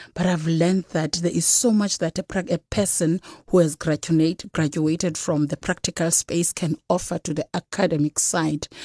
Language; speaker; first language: English; non-native, local second language; Xhosa